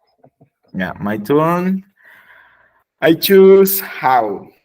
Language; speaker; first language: English; non-native, learner; Spanish